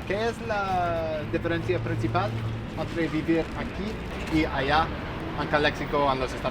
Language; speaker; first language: Spanish; non-native, learner; English